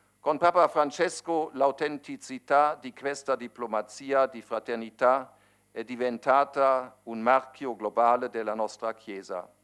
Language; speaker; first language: Italian; non-native, fluent; German